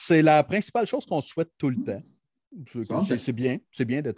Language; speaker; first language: French; native; French